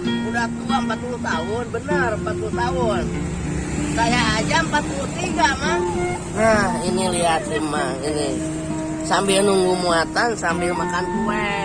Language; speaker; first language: Indonesian; non-native, local second language; Sundanese